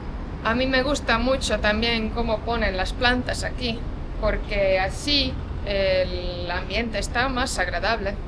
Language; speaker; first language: Spanish; non-native, fluent; Estonian